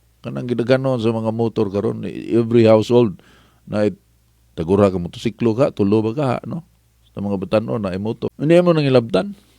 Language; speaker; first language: Cebuano; native; Cebuano